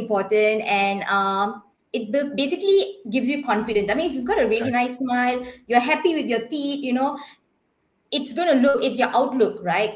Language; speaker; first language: English; non-native, local second language; Tamil